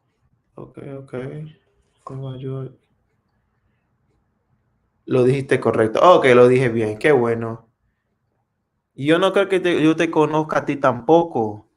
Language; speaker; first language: Spanish; non-native, fluent; English